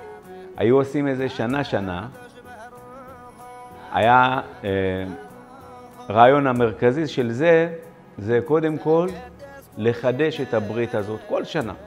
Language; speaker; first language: Hebrew; non-native, fluent; Amharic